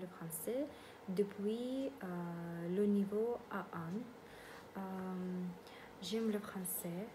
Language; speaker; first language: French; non-native, learner; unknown